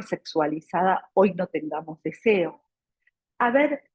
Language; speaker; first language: Spanish; native; Spanish